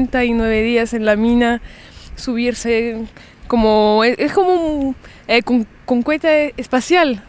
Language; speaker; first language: Spanish; early bilingual, heritage; French